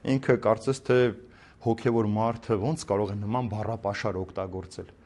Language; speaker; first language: Armenian; native; Armenian